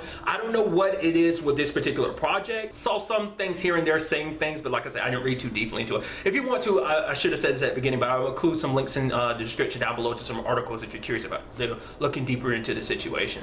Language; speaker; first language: English; native; English